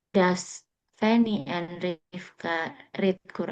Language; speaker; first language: English; non-native, local second language; Indonesian